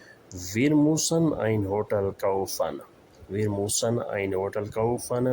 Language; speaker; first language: German; non-native, learner; Urdu